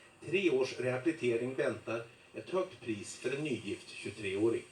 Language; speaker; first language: Swedish; native; Swedish